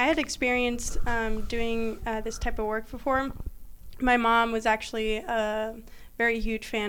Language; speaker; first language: English; native; English